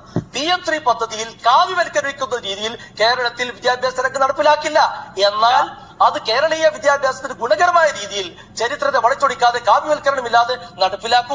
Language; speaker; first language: Malayalam; native; Malayalam